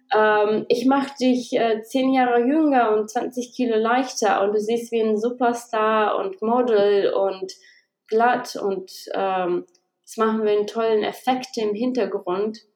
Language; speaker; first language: German; early bilingual, heritage; Russian